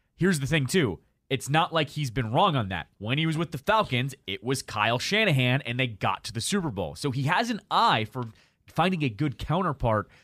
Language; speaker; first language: English; native; English